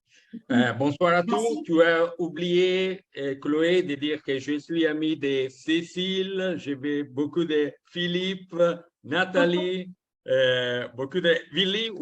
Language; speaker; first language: French; non-native, fluent; Italian